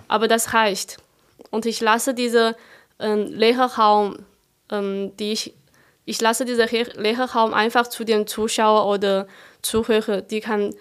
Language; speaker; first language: German; non-native, fluent; Chinese